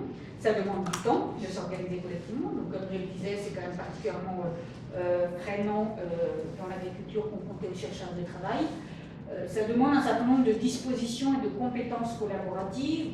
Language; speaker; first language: French; native; French